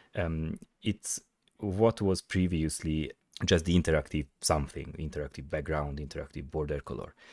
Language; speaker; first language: English; non-native, fluent; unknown